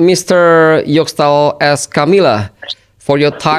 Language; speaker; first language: English; non-native, fluent; Indonesian